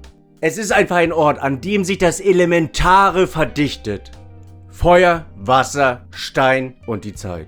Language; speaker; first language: German; native; German